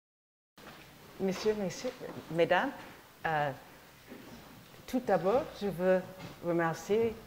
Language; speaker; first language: French; non-native, fluent; English